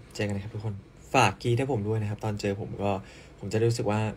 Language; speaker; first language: Thai; native; Thai